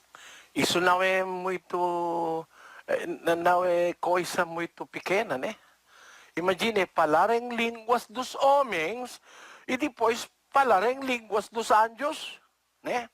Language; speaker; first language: Portuguese; non-native, learner; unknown